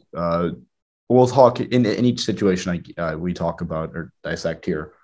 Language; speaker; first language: English; native; English